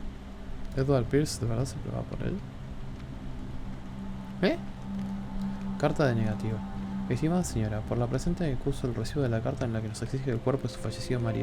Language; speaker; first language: Spanish; native; Spanish